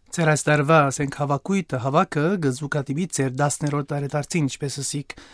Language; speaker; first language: Armenian; native; Armenian